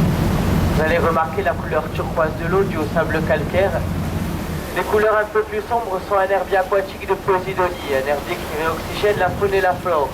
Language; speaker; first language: French; native; French